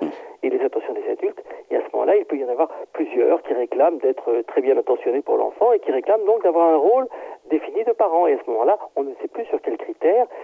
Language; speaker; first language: French; native; French